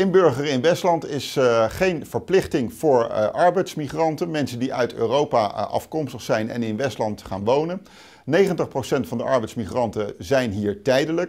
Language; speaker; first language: Dutch; native; Dutch